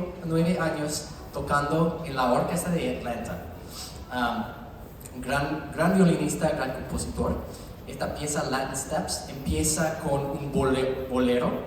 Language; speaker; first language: Spanish; non-native, learner; English